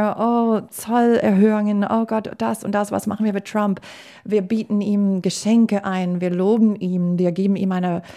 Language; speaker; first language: German; non-native, fluent; English